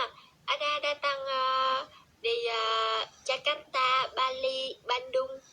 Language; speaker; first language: Indonesian; non-native, learner; Vietnamese